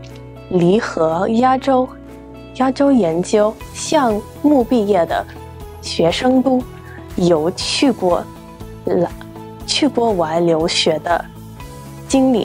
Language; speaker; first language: Chinese; non-native, fluent; English